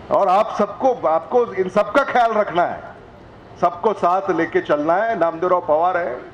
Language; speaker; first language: Hindi; non-native, local second language; Marathi